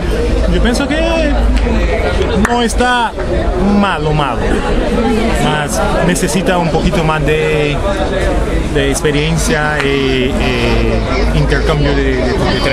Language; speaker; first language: Spanish; non-native, learner; Portuguese